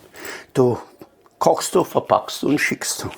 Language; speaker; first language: German; non-native, fluent; Italian